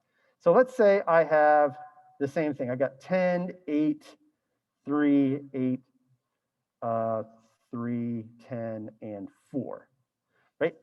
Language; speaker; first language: English; native; English